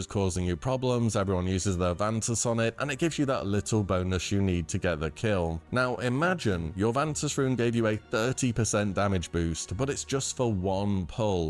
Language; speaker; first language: English; native; English